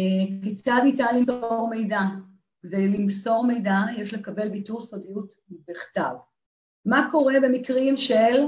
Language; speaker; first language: Hebrew; native; Hebrew